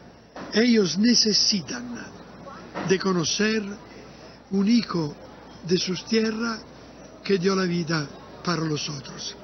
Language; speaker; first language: Spanish; non-native, fluent; Italian